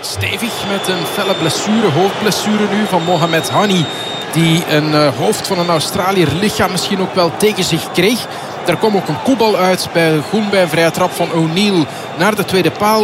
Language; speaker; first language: Dutch; native; Dutch